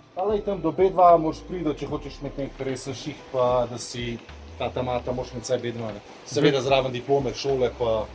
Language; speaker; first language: Slovenian; early bilingual, other home language; Bosnian